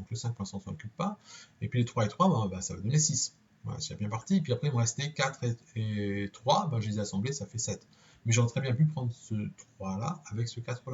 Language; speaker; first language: French; native; French